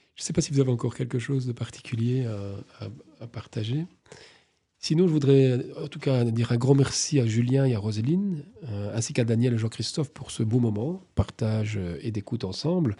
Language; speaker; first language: French; native; French